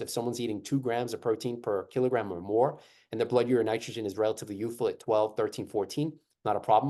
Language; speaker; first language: English; native; English